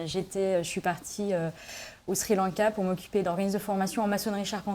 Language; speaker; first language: French; native; French